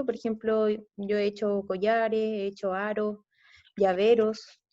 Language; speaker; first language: Spanish; native; Spanish